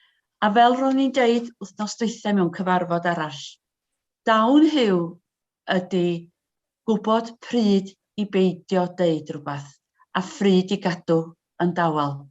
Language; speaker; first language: Welsh; native; Welsh